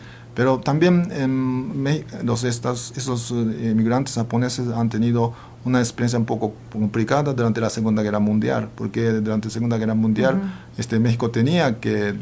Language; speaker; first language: Spanish; non-native, fluent; Japanese